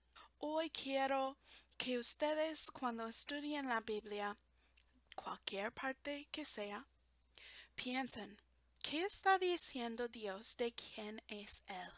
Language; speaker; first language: Spanish; non-native, fluent; English